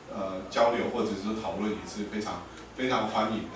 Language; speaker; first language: Chinese; native; Chinese